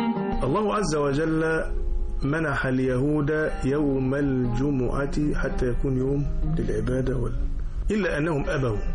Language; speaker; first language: Arabic; native; Arabic